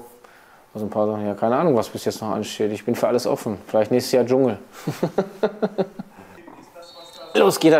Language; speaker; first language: German; native; German